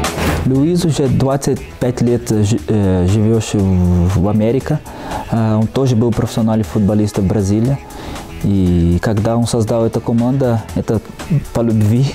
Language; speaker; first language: Russian; non-native, fluent; Portuguese